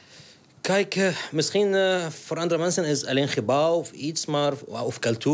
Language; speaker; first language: Dutch; non-native, learner; Arabic